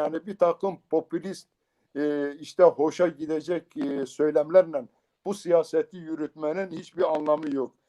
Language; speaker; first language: Turkish; non-native, local second language; Kurdish